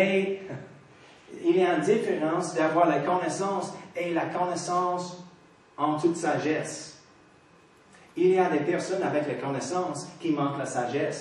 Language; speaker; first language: French; non-native, fluent; English